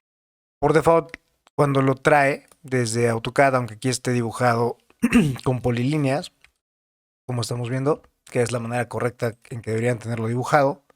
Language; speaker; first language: Spanish; native; Spanish